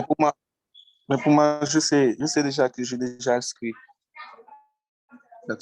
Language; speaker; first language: French; non-native, local second language; Haitian Creole